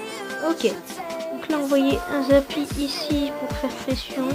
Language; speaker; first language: French; native; French